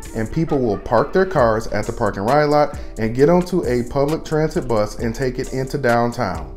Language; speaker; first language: English; native; English